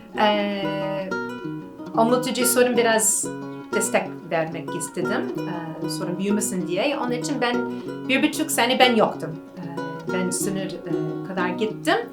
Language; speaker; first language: Turkish; non-native, learner; English